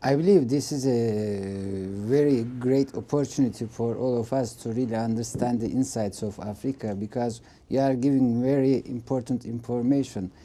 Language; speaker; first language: English; non-native, fluent; Turkish